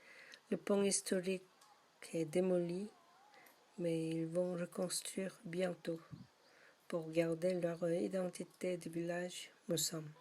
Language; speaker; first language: French; non-native, learner; Korean